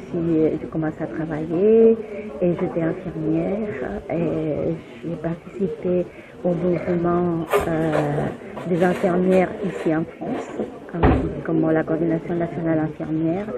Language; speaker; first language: French; non-native, fluent; Spanish